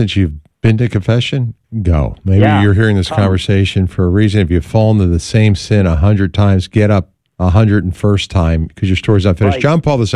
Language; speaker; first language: English; native; English